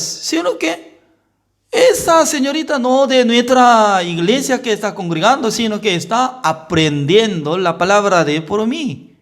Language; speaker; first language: Spanish; non-native, fluent; Korean